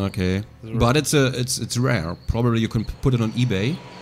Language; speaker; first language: English; non-native, fluent; German